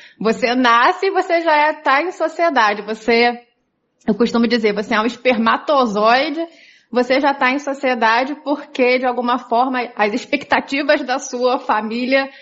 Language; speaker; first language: Portuguese; native; Portuguese